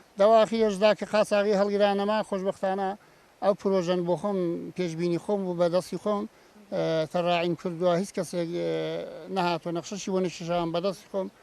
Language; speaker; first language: Central Kurdish; native; Central Kurdish